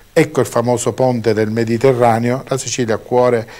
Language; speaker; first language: Italian; native; Italian